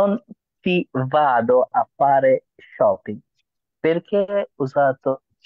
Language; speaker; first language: Italian; non-native, learner; Bangla